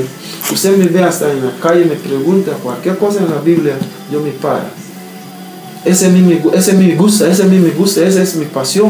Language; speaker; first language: Spanish; non-native, learner; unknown